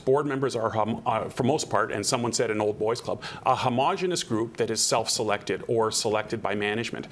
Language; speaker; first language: English; native; English